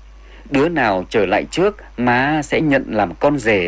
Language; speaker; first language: Vietnamese; native; Vietnamese